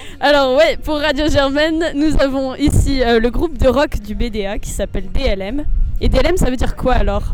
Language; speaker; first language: French; native; French